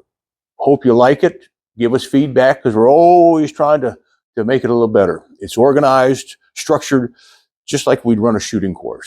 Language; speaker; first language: English; native; English